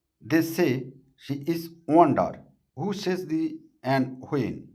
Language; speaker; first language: English; non-native, local second language; Bangla